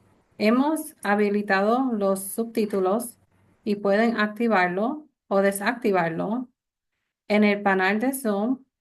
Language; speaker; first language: Spanish; early bilingual, heritage; Spanish